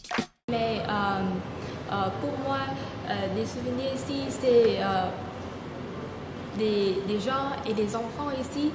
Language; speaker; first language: French; non-native, learner; Vietnamese